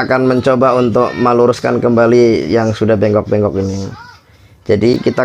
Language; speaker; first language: Indonesian; native; Indonesian